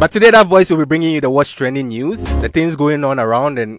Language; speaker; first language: English; non-native, local second language; Akan